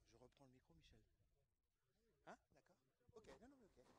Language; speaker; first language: French; native; French